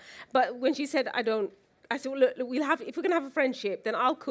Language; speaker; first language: English; native; English